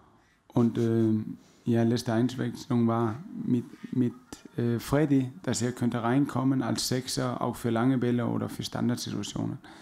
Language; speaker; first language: German; non-native, fluent; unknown